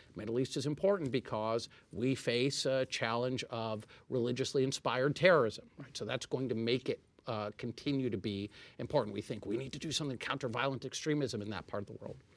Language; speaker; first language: English; non-native, fluent; Arabic